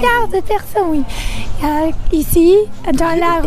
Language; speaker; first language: French; non-native, local second language; English